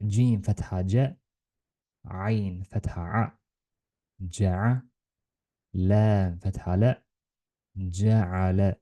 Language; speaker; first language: Arabic; non-native, learner; Estonian